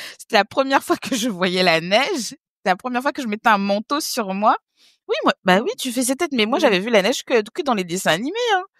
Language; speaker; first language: French; early bilingual, other home language; Haitian Creole